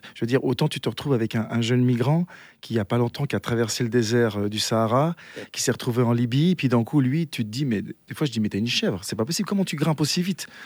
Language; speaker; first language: French; native; French